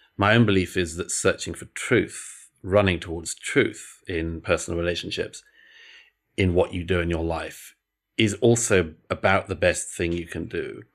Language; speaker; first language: English; native; English